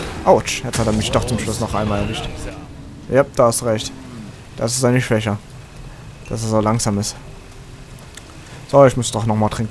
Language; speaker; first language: German; native; German